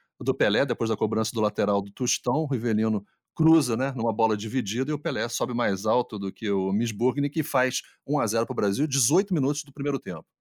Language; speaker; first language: Portuguese; native; Portuguese